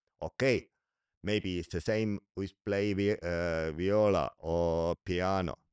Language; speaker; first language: English; non-native, learner; Estonian